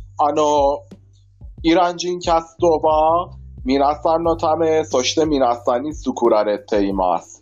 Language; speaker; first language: Japanese; non-native, fluent; Persian